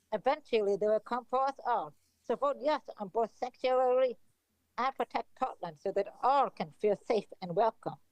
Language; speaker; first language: English; native; English